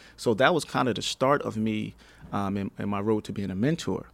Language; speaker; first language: English; native; English